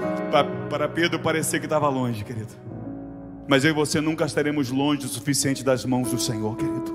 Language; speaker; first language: Portuguese; native; Portuguese